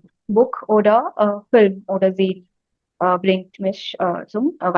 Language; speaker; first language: German; non-native, learner; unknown